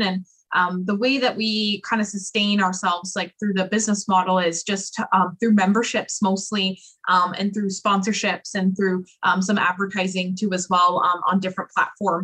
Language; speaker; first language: English; native; English